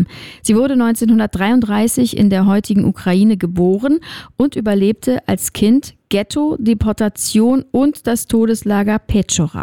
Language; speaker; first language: German; native; German